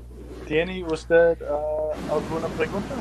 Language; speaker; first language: Spanish; non-native, learner; English